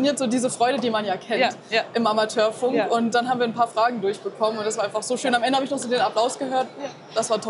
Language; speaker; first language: German; native; German